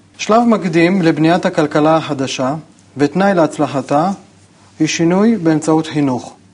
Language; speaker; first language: Hebrew; native; Hebrew